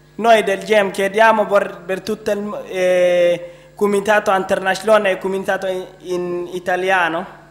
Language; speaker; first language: Italian; non-native, learner; Arabic